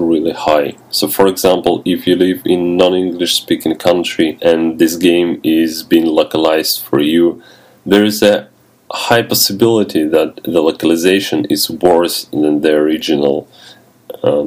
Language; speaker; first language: English; non-native, fluent; Russian